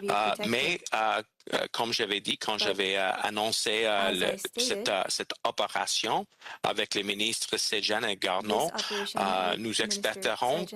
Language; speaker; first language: French; non-native, local second language; English